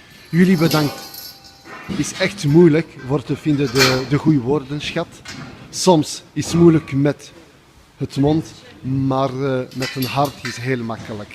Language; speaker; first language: Dutch; non-native, learner; French